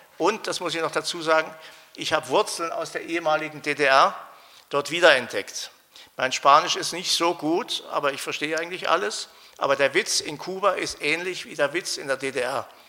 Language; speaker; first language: German; native; German